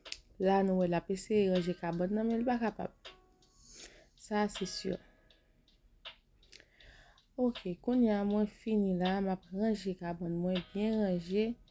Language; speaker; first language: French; non-native, local second language; Haitian Creole